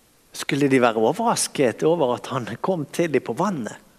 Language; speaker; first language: Norwegian; native; Norwegian